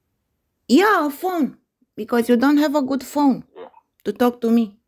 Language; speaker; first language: English; non-native, fluent; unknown